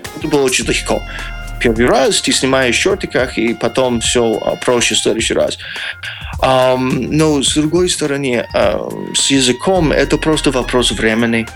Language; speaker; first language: Russian; non-native, fluent; English